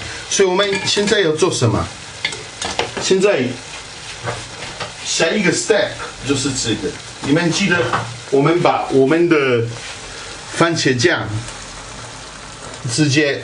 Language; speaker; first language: Chinese; non-native, fluent; Italian